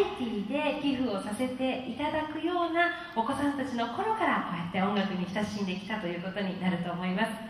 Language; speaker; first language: Japanese; native; Japanese